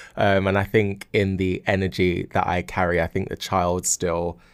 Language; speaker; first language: English; native; English